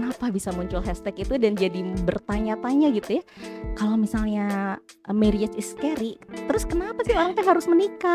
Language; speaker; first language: Indonesian; native; Indonesian